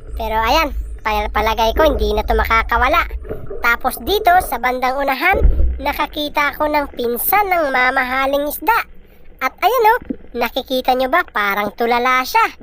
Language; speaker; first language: Filipino; non-native, local second language; Cebuano